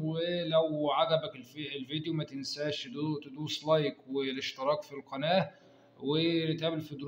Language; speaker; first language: Arabic; native; Arabic